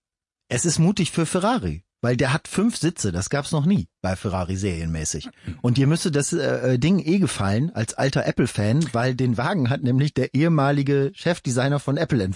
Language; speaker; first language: German; native; German